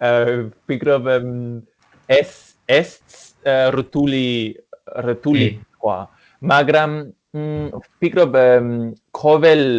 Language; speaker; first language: Georgian; non-native, learner; English